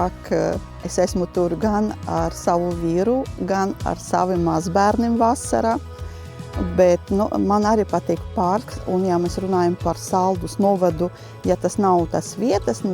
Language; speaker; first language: Latvian; non-native, local second language; Russian